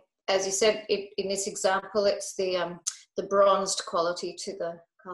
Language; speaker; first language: English; native; English